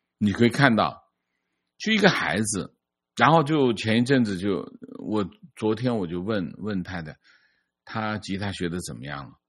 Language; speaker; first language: Chinese; native; Chinese